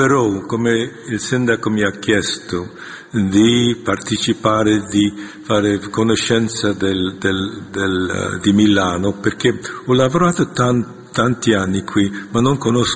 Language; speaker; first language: Italian; non-native, fluent; Korean